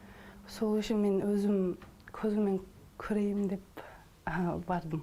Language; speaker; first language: Kazakh; early bilingual, heritage; Kazakh